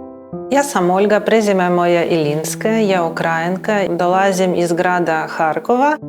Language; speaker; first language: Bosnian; non-native, learner; Ukrainian